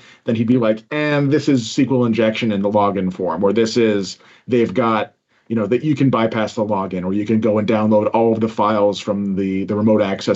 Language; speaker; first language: English; native; English